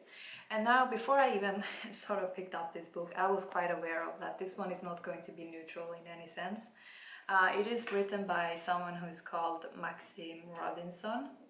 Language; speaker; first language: English; non-native, fluent; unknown